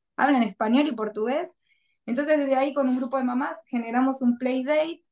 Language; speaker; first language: Spanish; native; Spanish